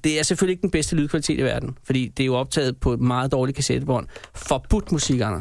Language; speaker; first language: Danish; native; Danish